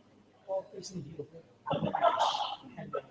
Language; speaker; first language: English; non-native, learner; Indonesian